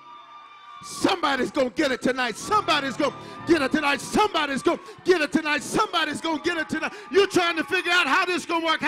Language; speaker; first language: English; native; English